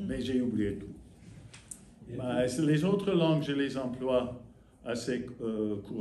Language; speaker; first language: French; non-native, fluent; English